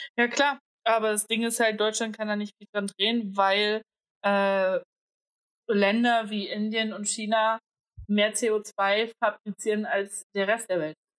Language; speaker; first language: German; native; German